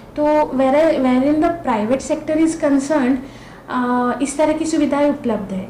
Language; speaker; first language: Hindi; non-native, local second language; Marathi